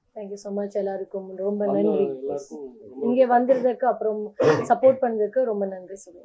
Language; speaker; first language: Tamil; non-native, learner; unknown